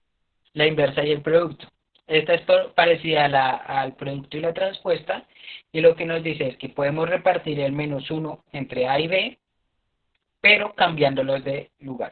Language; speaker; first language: Spanish; native; Spanish